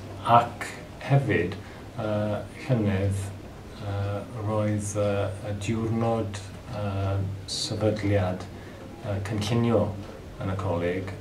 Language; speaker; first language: Welsh; non-native, learner; English